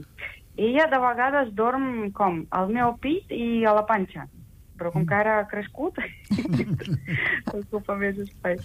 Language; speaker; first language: Catalan; non-native, fluent; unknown